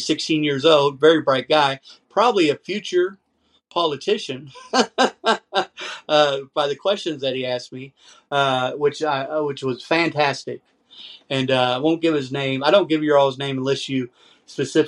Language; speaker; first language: English; native; English